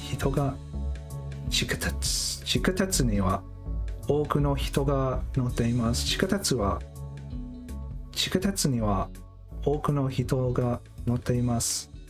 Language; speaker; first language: Japanese; non-native, learner; English